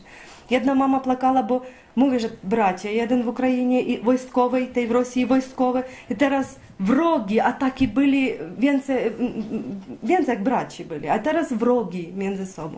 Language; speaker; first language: Polish; non-native, learner; Ukrainian